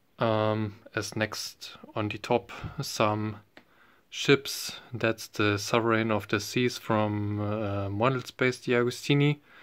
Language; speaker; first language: English; non-native, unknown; German